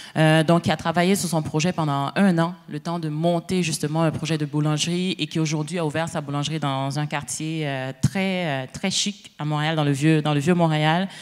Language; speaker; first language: French; native; French